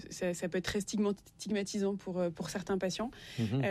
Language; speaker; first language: French; native; French